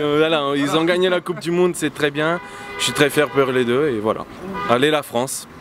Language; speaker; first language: French; non-native, fluent; Portuguese